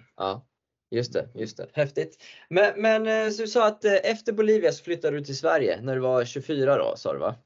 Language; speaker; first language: Swedish; native; Swedish